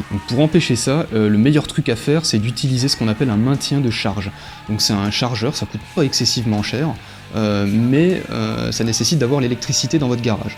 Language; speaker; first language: French; native; French